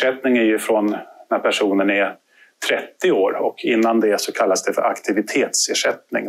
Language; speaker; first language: Swedish; native; Swedish